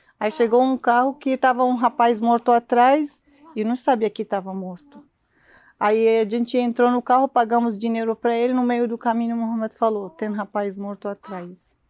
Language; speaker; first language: Portuguese; non-native, learner; Arabic